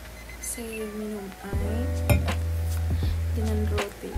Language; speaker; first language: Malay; non-native, learner; Thai